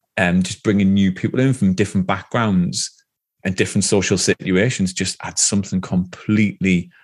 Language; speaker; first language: English; native; English